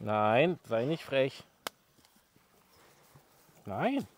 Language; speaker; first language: German; native; German